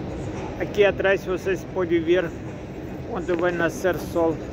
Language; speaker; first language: Portuguese; non-native, learner; Russian